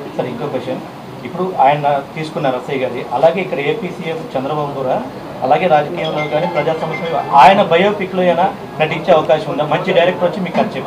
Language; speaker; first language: Telugu; native; Telugu